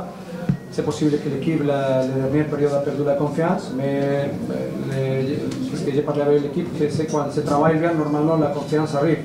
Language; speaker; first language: French; non-native, learner; Spanish